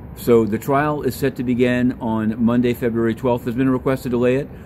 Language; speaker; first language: English; native; English